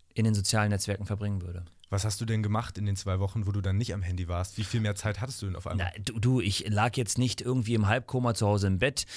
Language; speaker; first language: German; non-native, fluent; English